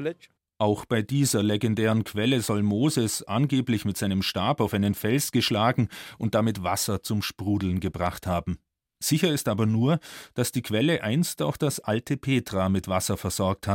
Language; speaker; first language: German; native; German